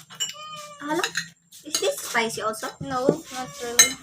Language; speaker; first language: English; non-native, local second language; Cebuano